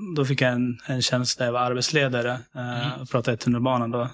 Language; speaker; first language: Swedish; early bilingual, other home language; Syriac